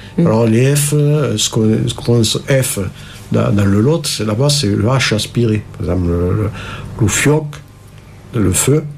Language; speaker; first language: French; native; French